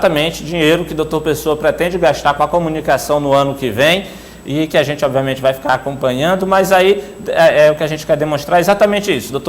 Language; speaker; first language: Portuguese; native; Portuguese